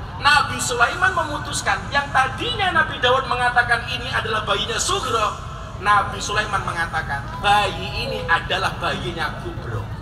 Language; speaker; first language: Indonesian; non-native, local second language; Javanese